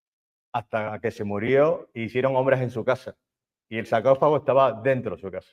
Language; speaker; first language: Spanish; native; Spanish